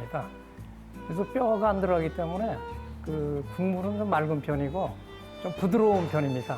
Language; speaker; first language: Korean; native; Korean